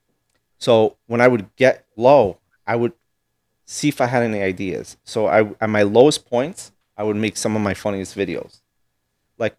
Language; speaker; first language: English; early bilingual, other home language; Italian